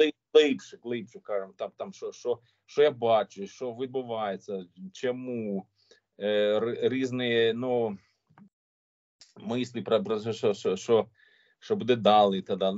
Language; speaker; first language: Ukrainian; non-native, learner; Swedish